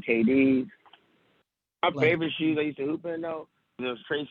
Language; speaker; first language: English; native; English